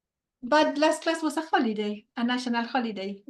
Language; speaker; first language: English; non-native, fluent; Spanish